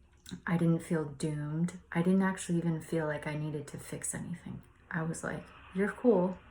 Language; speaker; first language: English; native; English